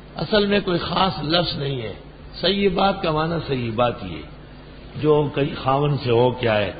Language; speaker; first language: Urdu; non-native, local second language; Pashto